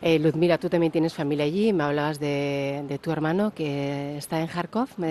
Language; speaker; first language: Spanish; native; Spanish